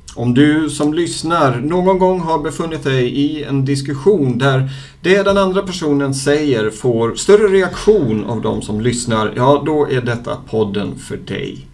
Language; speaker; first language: Swedish; native; Swedish